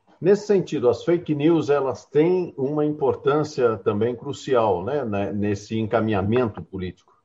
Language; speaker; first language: Portuguese; native; Portuguese